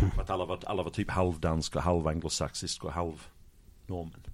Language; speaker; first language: Swedish; non-native, fluent; English